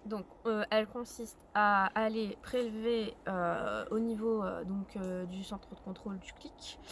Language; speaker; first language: French; native; French